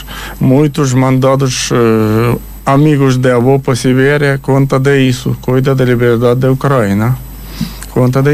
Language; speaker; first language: Portuguese; non-native, learner; Ukrainian